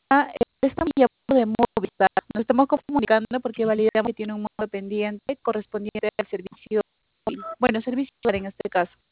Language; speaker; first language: Spanish; native; Spanish